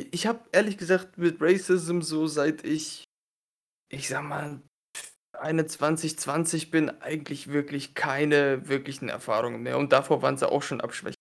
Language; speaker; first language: German; early bilingual, other home language; Russian